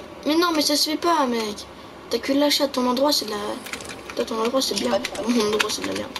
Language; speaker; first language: French; native; French